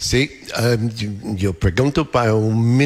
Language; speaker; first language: Spanish; non-native, learner; English